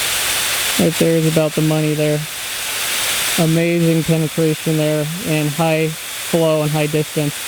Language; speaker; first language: English; native; English